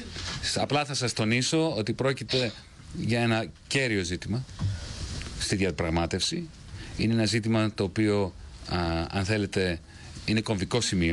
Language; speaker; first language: Greek; native; Greek